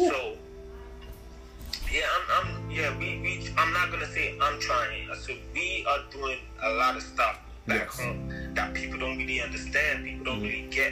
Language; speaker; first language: English; non-native, local second language; Akan